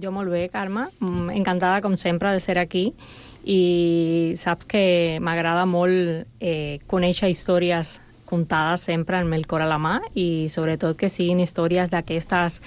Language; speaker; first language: Catalan; non-native, fluent; Spanish